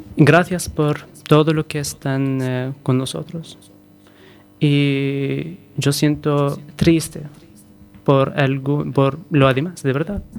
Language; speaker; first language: Spanish; non-native, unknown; Arabic